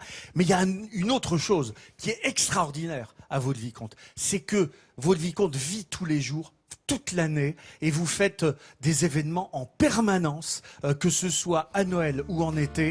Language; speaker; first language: French; native; French